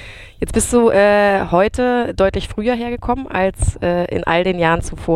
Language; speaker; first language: German; native; German